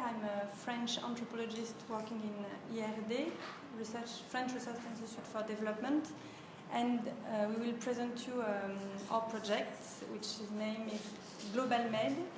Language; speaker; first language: English; non-native, learner; French